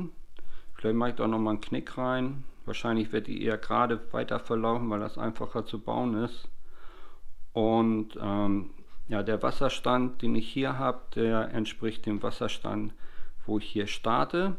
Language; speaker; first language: German; native; German